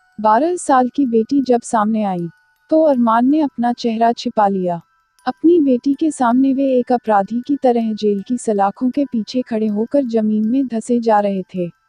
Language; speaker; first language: Hindi; native; Hindi